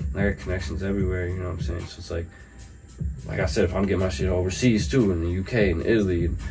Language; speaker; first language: English; native; English